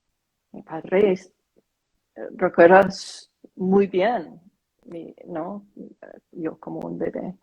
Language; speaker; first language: Spanish; non-native, fluent; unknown